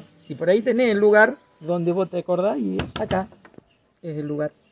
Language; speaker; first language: Spanish; native; Spanish